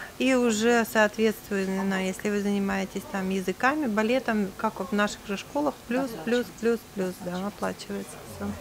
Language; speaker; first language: Russian; native; Russian